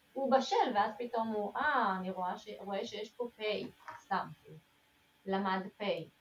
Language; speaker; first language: Hebrew; native; Hebrew